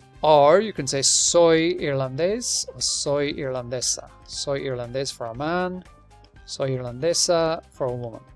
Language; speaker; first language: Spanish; non-native, fluent; English